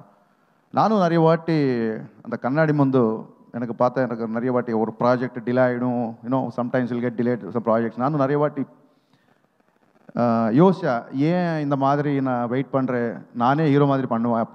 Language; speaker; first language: Tamil; non-native, learner; Telugu